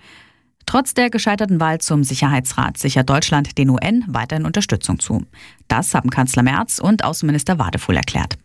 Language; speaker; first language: German; native; German